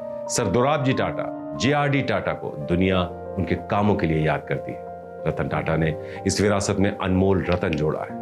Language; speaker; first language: Hindi; native; Hindi